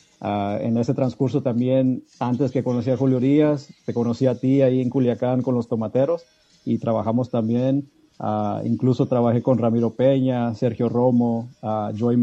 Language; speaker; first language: Spanish; early bilingual, heritage; Spanish